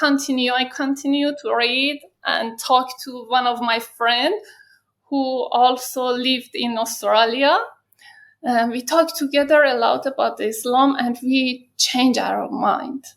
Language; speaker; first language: English; non-native, learner; Persian